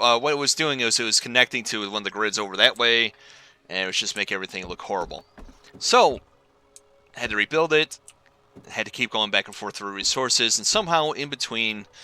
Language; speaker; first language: English; native; English